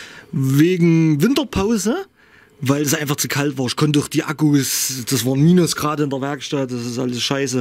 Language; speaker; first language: German; native; German